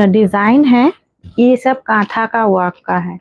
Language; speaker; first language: Hindi; non-native, local second language; Bangla